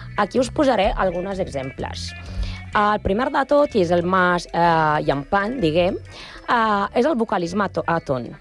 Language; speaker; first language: Catalan; non-native, learner; Spanish